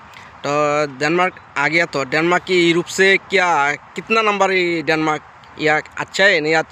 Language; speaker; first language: Hindi; non-native, learner; Bangla